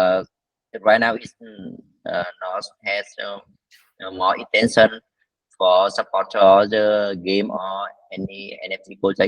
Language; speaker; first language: English; non-native, learner; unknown